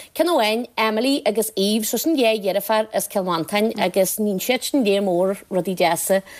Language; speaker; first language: Irish; native; Irish